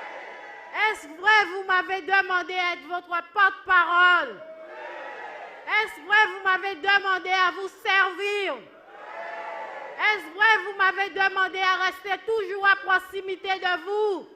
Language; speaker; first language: French; native; French